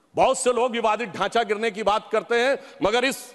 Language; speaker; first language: Hindi; native; Hindi